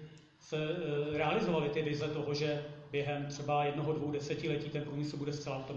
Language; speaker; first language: Czech; native; Czech